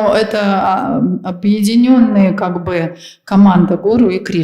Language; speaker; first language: Russian; native; Russian